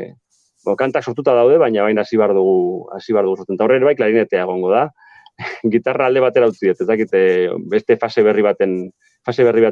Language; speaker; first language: Basque; native; Basque